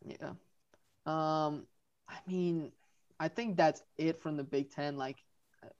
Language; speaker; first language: English; native; English